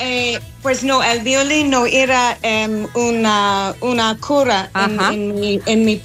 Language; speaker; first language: Spanish; non-native, fluent; English